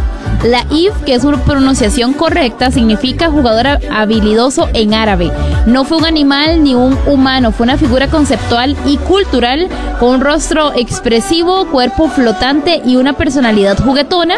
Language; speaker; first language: Spanish; native; Spanish